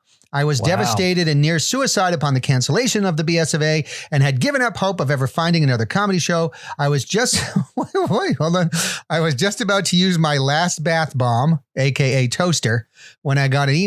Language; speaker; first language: English; native; English